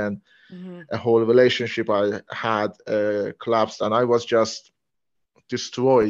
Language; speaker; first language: English; non-native, fluent; Persian